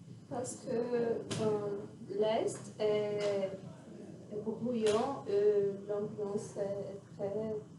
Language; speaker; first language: French; non-native, learner; Portuguese